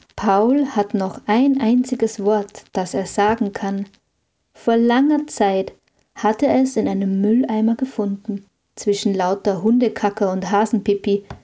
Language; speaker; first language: German; native; German